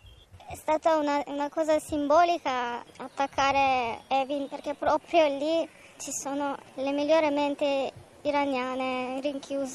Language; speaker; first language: Italian; non-native, fluent; Persian